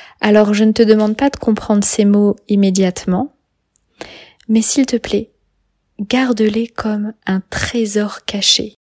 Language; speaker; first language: French; native; French